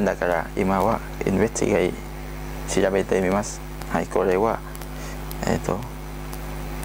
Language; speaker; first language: Japanese; non-native, learner; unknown